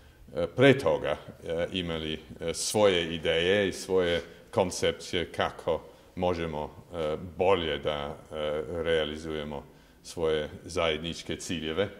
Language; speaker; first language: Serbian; non-native, fluent; English